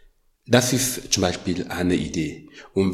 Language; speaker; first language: German; non-native, learner; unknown